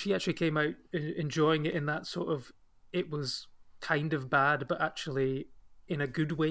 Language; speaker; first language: English; native; English